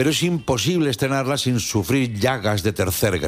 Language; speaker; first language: Spanish; native; Spanish